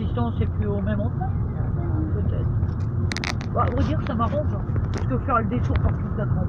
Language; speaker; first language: French; native; French